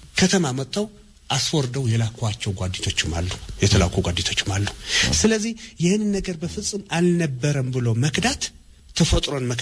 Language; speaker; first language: Amharic; non-native, local second language; Tigrinya